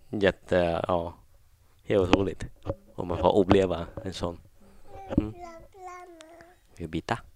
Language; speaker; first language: Swedish; non-native, learner; Thai